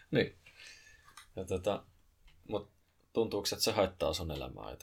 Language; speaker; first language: Finnish; native; Finnish